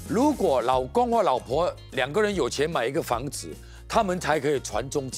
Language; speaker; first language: Chinese; native; Chinese